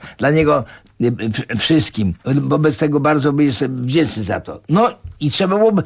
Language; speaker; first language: Polish; native; Polish